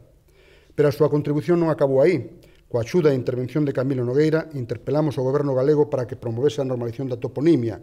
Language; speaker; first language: Galician; native; Galician